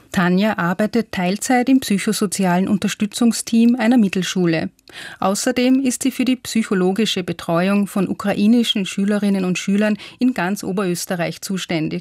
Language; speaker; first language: German; native; German